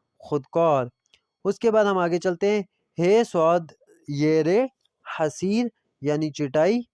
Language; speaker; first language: Urdu; non-native, local second language; Punjabi